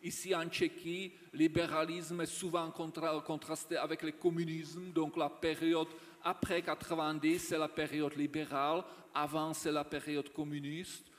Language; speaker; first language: French; non-native, fluent; Czech